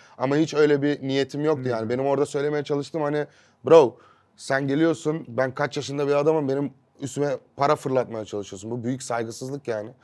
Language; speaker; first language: Turkish; early bilingual, heritage; Turkish